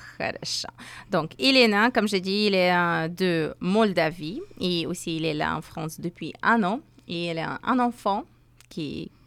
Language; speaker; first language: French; non-native, learner; Persian